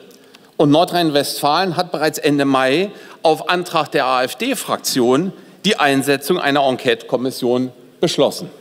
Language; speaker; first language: German; native; German